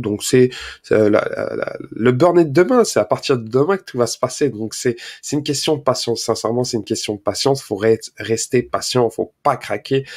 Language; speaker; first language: French; native; French